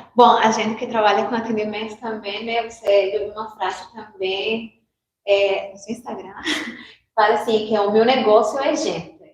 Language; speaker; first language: Portuguese; non-native, fluent; Spanish